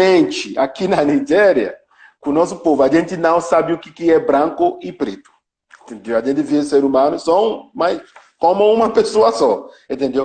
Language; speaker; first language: Portuguese; non-native, learner; Yoruba